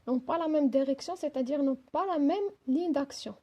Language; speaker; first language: French; non-native, local second language; Arabic